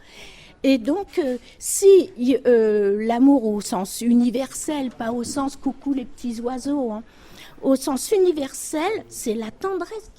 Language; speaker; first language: French; native; French